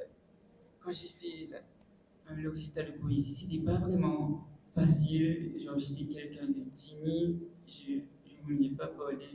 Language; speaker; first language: French; non-native, local second language; Morisyen